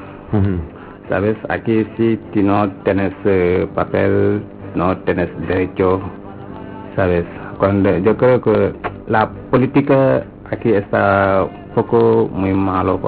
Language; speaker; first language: Spanish; non-native, learner; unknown